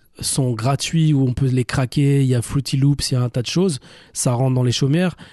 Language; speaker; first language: French; native; French